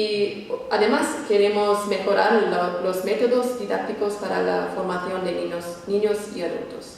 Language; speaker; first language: Spanish; non-native, fluent; English